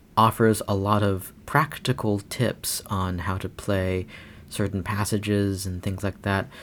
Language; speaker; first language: English; non-native, fluent; Chinese